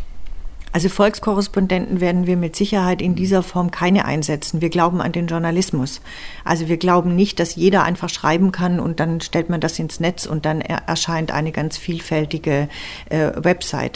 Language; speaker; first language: German; native; German